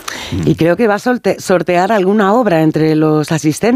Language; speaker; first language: Spanish; native; Spanish